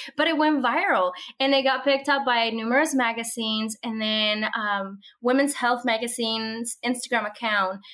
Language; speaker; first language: English; early bilingual, other home language; Spanish